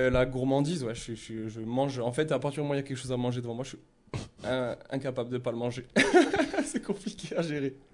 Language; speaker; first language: French; native; French